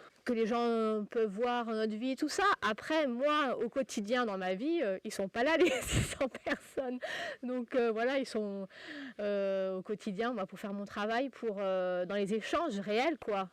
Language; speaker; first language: French; native; French